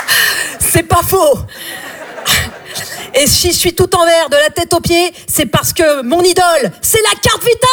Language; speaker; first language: French; native; French